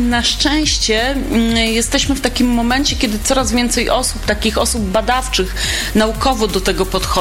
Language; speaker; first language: Polish; native; Polish